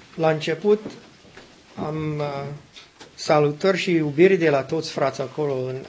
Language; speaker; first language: Romanian; non-native, learner; English